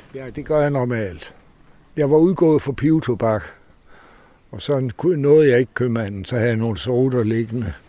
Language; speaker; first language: Danish; native; Danish